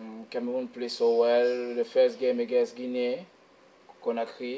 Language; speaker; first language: English; non-native, local second language; French